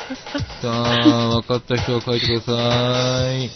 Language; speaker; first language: Japanese; native; Japanese